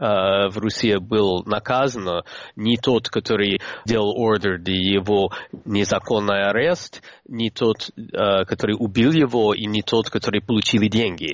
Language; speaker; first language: Russian; non-native, fluent; English